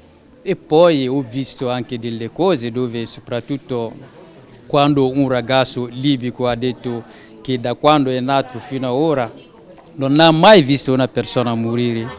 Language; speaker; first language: Italian; non-native, fluent; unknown